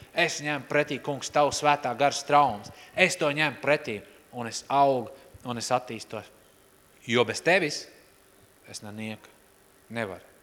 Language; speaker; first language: Latvian; non-native, local second language; Russian